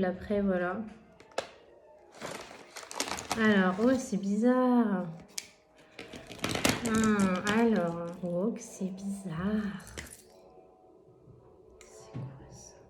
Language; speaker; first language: French; native; French